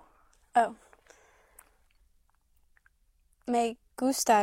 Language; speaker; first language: Spanish; non-native, learner; English